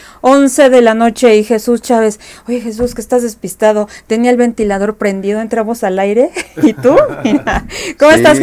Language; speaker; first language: Spanish; native; Spanish